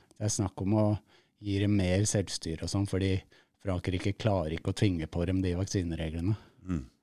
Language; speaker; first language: Norwegian; native; Norwegian